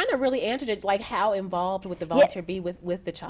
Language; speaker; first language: English; native; English